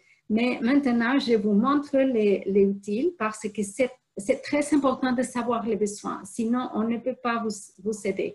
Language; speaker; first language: French; non-native, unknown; Spanish